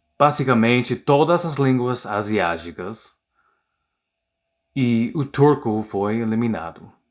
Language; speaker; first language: Portuguese; non-native, learner; English